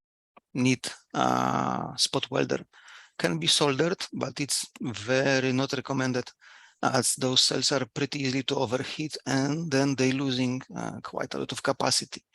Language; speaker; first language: English; non-native, fluent; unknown